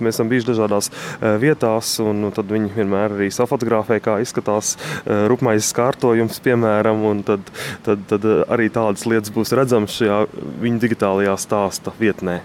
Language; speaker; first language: Latvian; native; Latvian